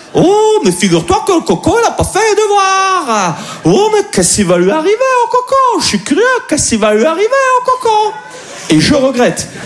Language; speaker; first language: French; native; French